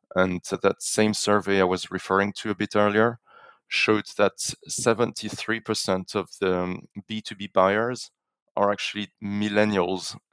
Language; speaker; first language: English; non-native, fluent; French